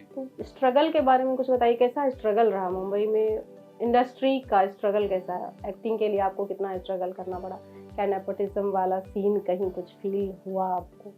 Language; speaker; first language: Hindi; native; Hindi